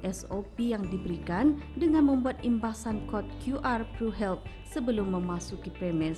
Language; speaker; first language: Malay; native; Malay